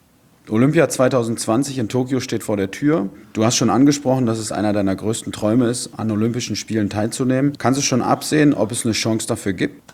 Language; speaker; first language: German; native; German